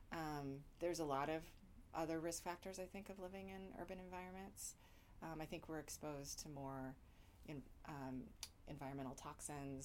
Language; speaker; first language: English; native; English